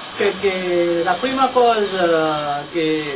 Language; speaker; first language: Italian; non-native, learner; Morisyen